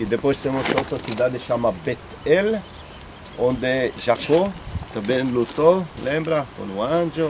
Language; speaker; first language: Portuguese; non-native, learner; Hebrew